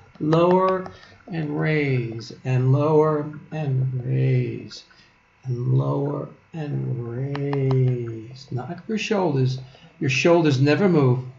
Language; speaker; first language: English; native; English